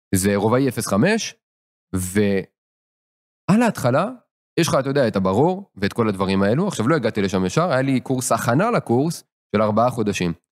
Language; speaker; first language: Hebrew; native; Hebrew